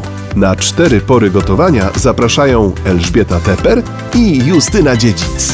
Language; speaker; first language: Polish; native; Polish